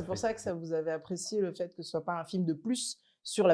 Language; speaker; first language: French; native; French